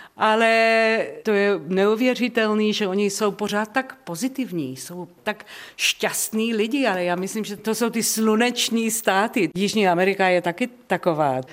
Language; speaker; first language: Czech; early bilingual, heritage; Czech